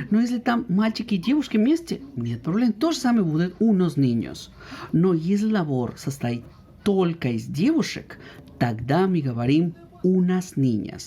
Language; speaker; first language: Russian; non-native, fluent; Spanish